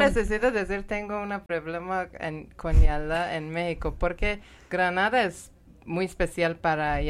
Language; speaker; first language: Spanish; non-native, learner; Persian